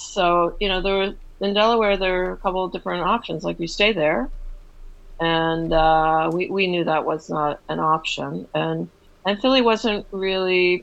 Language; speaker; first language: English; native; English